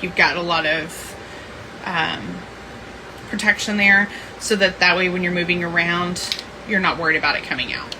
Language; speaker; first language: English; native; English